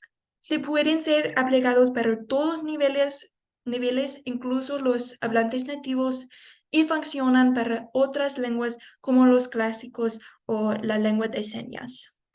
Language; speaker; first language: Spanish; non-native, fluent; English